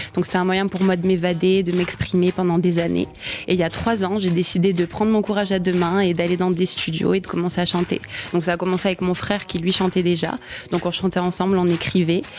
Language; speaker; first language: French; native; French